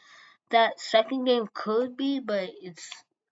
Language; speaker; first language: English; native; English